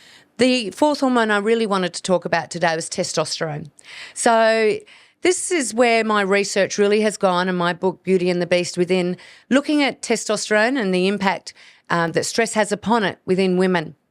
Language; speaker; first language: English; native; English